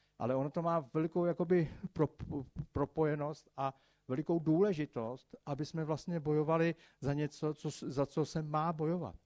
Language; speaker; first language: Czech; native; Czech